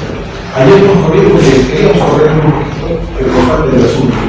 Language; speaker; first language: Spanish; native; Spanish